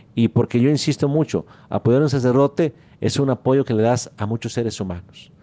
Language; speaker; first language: Spanish; native; Spanish